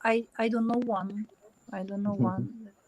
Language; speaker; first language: English; non-native, learner; Ukrainian